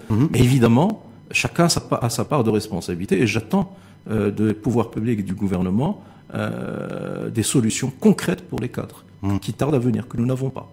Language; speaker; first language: French; non-native, local second language; Arabic